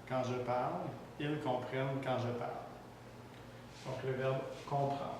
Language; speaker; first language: French; native; French